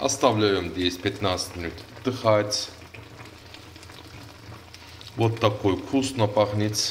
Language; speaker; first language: Russian; non-native, learner; Turkish